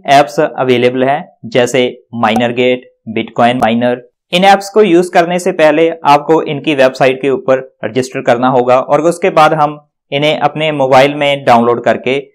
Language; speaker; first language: Hindi; non-native, local second language; Punjabi